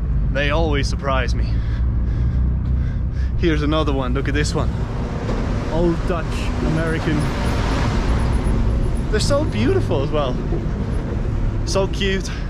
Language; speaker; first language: English; non-native, fluent; Danish